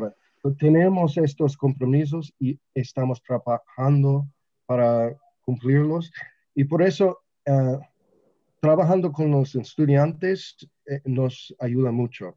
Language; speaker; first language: Spanish; non-native, learner; English